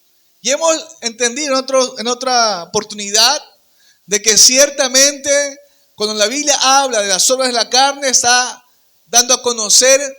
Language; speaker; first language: Spanish; native; Spanish